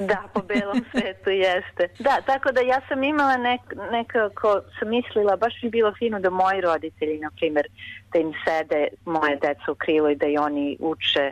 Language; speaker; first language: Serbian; early bilingual, heritage; Serbian